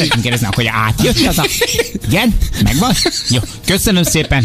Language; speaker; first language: Hungarian; native; Hungarian